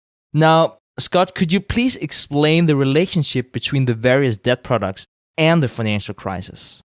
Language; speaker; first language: English; non-native, fluent; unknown